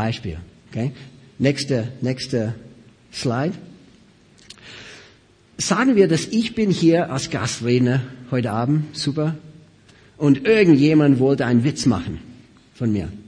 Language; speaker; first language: German; non-native, fluent; English